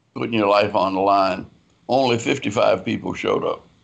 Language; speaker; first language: English; native; English